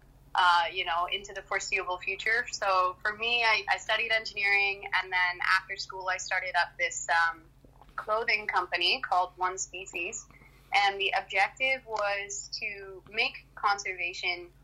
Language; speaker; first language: English; native; English